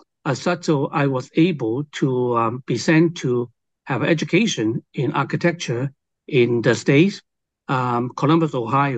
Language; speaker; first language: English; non-native, local second language; Cantonese